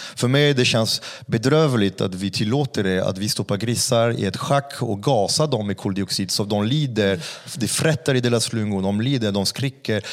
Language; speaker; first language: Swedish; non-native, fluent; French